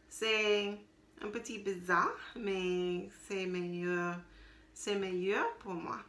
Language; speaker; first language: French; non-native, learner; English